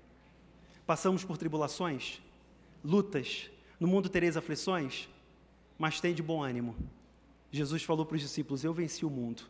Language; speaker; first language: Portuguese; native; Portuguese